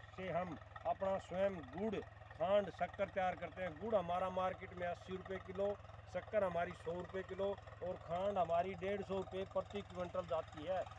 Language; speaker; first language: Hindi; native; Hindi